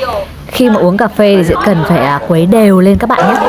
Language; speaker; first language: Vietnamese; native; Vietnamese